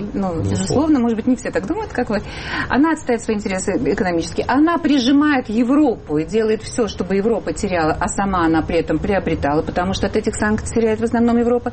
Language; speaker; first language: Russian; native; Russian